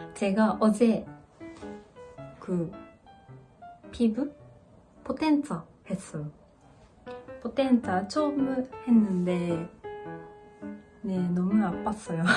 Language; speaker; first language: Korean; non-native, learner; Japanese